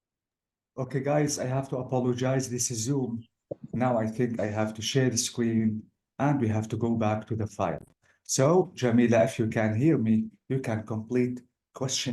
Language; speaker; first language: English; non-native, fluent; Arabic